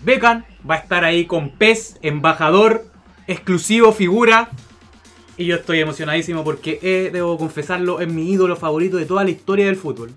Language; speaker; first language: Spanish; native; Spanish